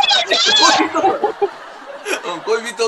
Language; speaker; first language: Japanese; native; Japanese